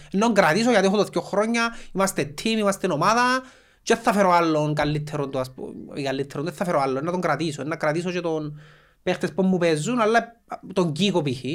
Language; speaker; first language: Greek; native; Greek